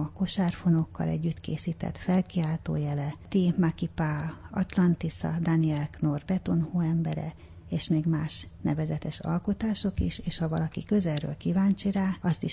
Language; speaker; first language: Hungarian; native; Hungarian